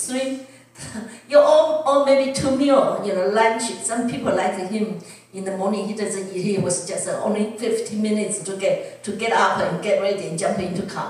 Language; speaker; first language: English; non-native, learner; Chinese